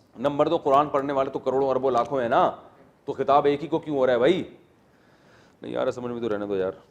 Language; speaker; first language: Urdu; native; Urdu